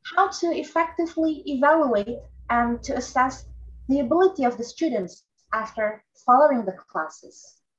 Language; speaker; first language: English; non-native, fluent; Indonesian